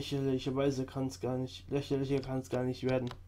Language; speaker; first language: German; native; German